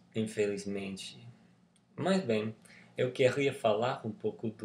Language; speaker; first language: Portuguese; non-native, learner; English